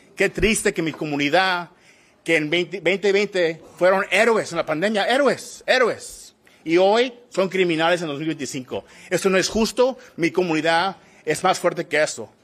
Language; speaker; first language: Spanish; early bilingual, heritage; Spanish